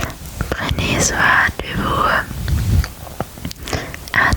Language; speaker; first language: French; non-native, learner; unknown